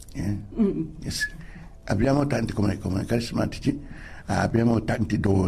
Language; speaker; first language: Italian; non-native, fluent; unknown